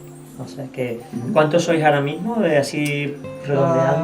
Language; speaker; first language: Spanish; native; Spanish